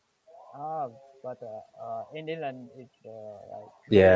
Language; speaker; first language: English; non-native, learner; Vietnamese